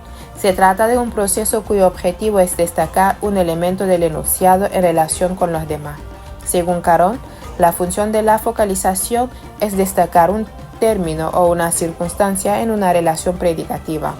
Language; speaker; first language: Spanish; non-native, fluent; Wolof